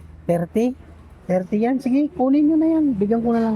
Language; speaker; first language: Filipino; non-native, local second language; Cebuano